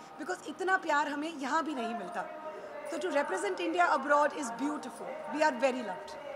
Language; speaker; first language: Hindi; native; Hindi